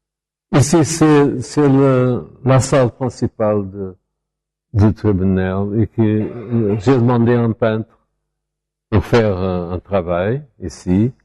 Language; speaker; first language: French; non-native, fluent; Portuguese